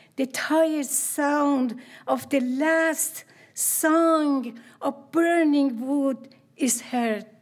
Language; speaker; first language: English; non-native, fluent; Persian